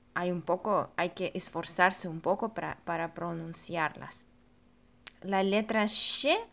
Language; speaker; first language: Spanish; non-native, fluent; Russian